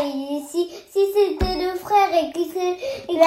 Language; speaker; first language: French; native; French